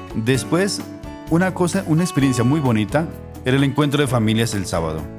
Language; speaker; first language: Spanish; native; Spanish